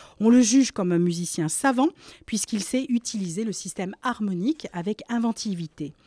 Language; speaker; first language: French; native; French